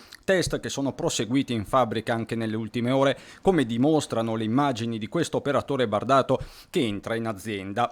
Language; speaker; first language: Italian; native; Italian